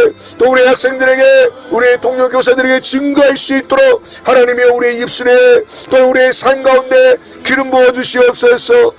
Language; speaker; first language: Korean; native; Korean